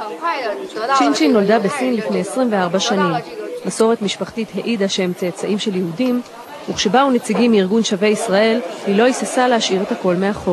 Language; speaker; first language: Hebrew; native; Hebrew